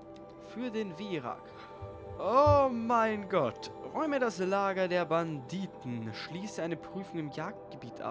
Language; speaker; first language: German; native; German